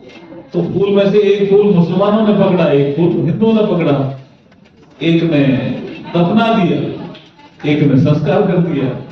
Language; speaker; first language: Hindi; native; Hindi